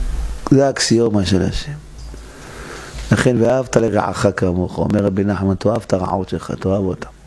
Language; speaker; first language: Hebrew; native; Hebrew